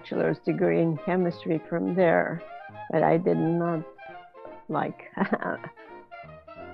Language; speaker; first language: English; non-native, fluent; Ladino